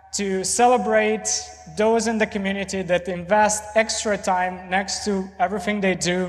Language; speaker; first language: English; non-native, fluent; Romanian